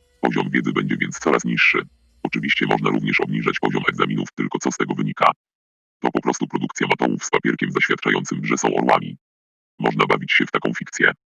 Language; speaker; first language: Polish; native; Polish